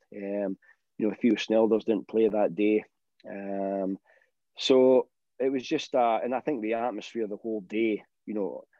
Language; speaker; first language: English; native; English